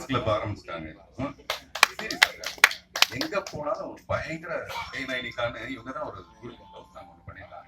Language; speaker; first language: Tamil; native; Tamil